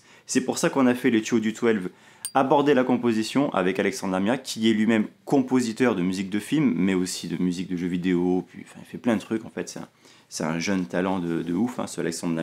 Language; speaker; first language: French; native; French